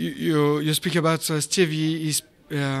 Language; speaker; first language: English; non-native, learner; French